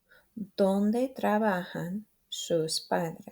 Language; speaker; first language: Spanish; non-native, fluent; English